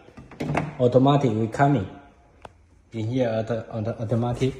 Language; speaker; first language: English; non-native, learner; Chinese